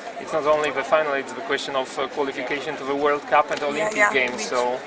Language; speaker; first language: English; non-native, learner; Polish